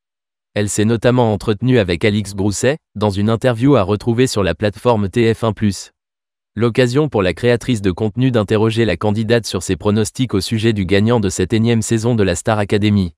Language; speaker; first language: French; native; French